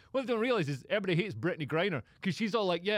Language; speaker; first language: English; native; English